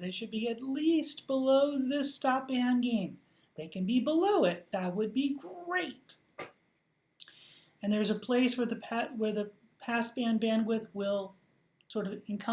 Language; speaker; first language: English; native; English